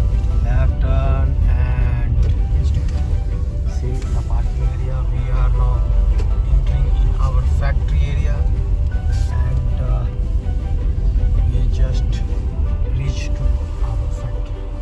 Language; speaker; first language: English; non-native, local second language; Hindi